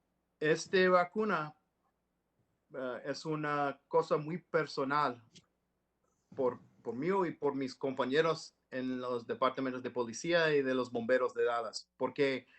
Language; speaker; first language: Spanish; non-native, learner; English